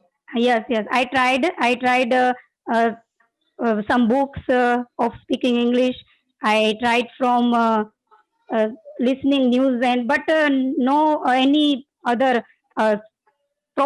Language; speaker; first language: English; non-native, learner; Gujarati